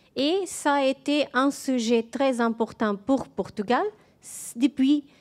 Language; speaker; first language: French; non-native, fluent; Portuguese